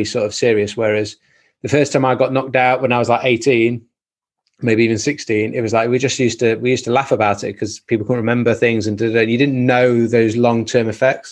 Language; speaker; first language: English; native; English